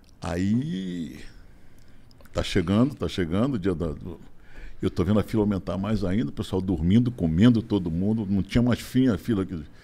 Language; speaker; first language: Portuguese; native; Portuguese